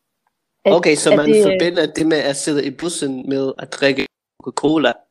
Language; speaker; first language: Danish; non-native, fluent; English